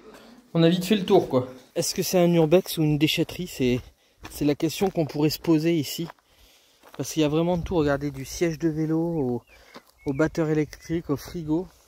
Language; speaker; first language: French; native; French